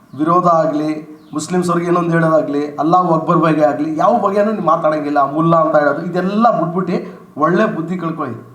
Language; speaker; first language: Kannada; non-native, local second language; Urdu